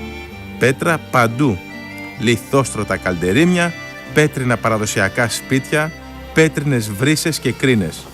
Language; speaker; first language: Greek; native; Greek